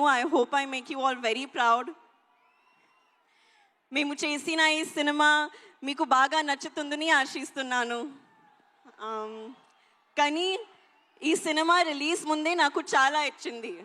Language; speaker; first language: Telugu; non-native, local second language; Hindi